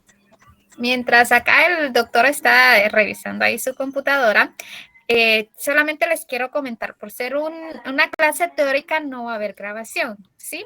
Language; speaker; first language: Spanish; native; Spanish